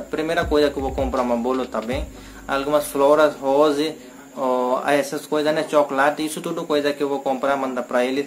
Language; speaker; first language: Portuguese; non-native, learner; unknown